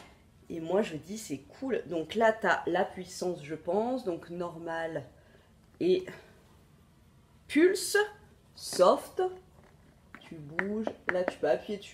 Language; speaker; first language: French; native; French